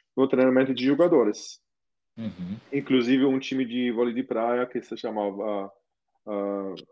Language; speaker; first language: Portuguese; non-native, fluent; German